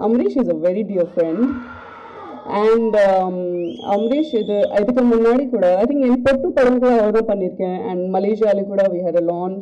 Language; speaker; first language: Tamil; non-native, learner; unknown